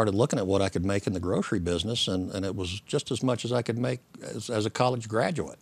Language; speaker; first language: English; native; English